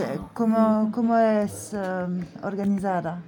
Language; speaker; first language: French; non-native, fluent; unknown